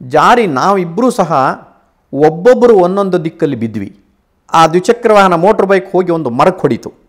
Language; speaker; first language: Kannada; native; Kannada